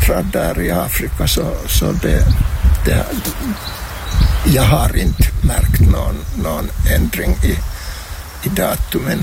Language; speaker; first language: Swedish; non-native, local second language; Finnish